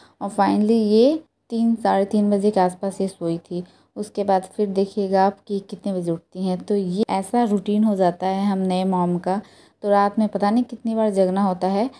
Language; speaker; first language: Hindi; native; Hindi